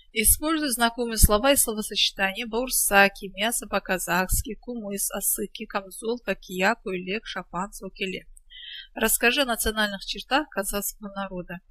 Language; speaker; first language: Russian; non-native, local second language; Kazakh